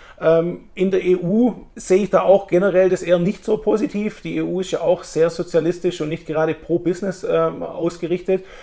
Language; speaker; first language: German; early bilingual, heritage; German